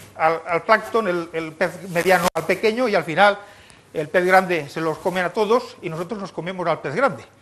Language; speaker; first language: Spanish; native; Spanish